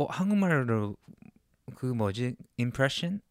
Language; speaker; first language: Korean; early bilingual, heritage; English